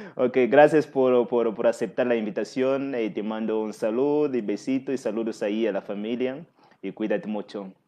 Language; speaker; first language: Spanish; non-native, fluent; Portuguese